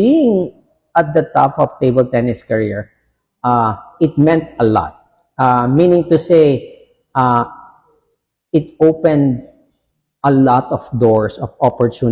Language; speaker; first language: English; non-native, local second language; Filipino